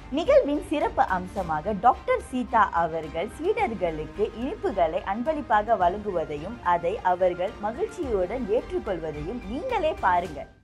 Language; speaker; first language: Tamil; native; Tamil